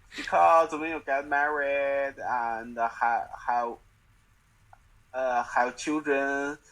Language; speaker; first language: English; non-native, learner; Chinese